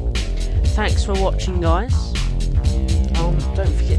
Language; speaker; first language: English; native; English